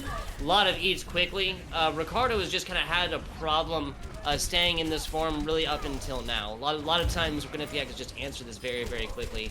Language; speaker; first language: English; native; English